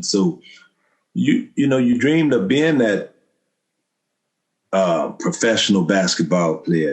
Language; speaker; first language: English; native; English